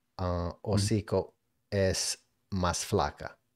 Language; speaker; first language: Spanish; non-native, learner; English